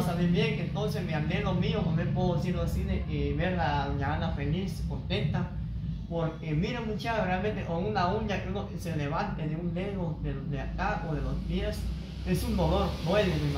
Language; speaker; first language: Spanish; native; Spanish